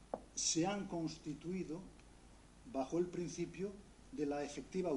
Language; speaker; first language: Spanish; native; Spanish